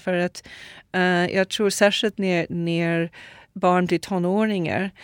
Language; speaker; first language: Swedish; non-native, fluent; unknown